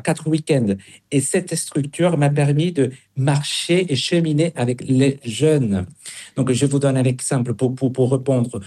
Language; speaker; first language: French; non-native, fluent; Spanish